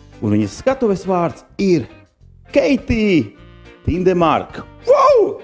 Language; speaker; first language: Latvian; native; Latvian